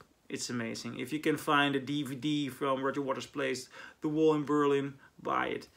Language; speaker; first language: English; non-native, fluent; Dutch